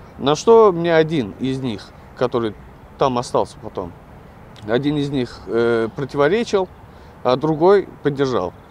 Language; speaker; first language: Russian; native; Russian